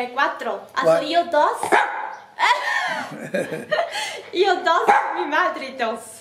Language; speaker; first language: Spanish; non-native, learner; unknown